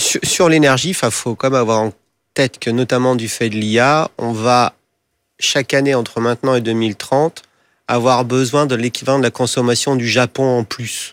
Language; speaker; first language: French; native; French